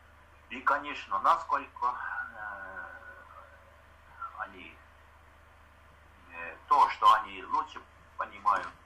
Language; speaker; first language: Russian; non-native, fluent; Estonian